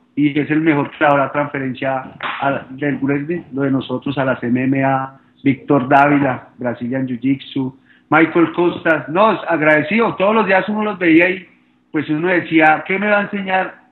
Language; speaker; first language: Spanish; native; Spanish